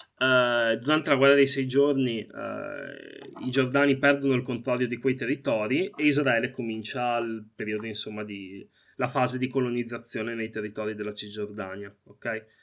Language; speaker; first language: Italian; early bilingual, other home language; Arabic